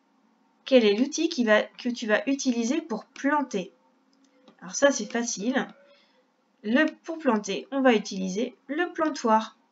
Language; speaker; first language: French; native; French